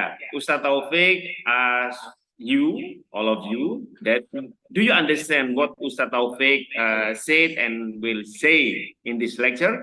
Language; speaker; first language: English; non-native, learner; Indonesian